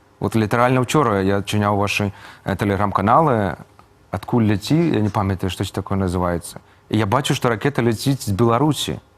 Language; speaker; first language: Belarusian; native; Belarusian